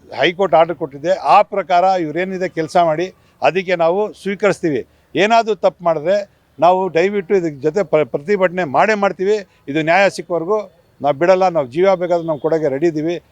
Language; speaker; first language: Kannada; non-native, local second language; Urdu